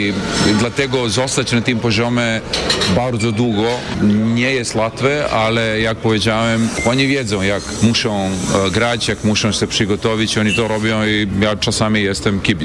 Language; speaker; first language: Polish; non-native, fluent; Serbian